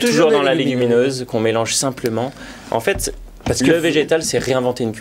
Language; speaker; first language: French; native; French